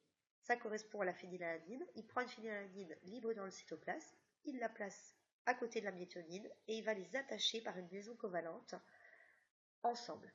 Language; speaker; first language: French; native; French